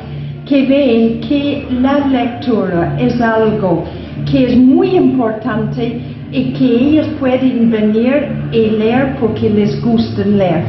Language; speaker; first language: Spanish; non-native, fluent; English